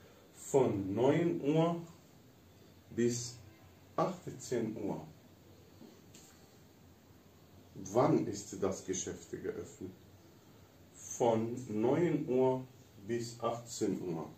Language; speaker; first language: German; non-native, fluent; Arabic